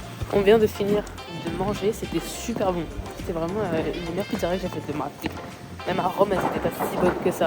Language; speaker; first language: French; native; French